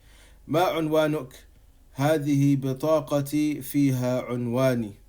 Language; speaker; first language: Arabic; non-native, fluent; English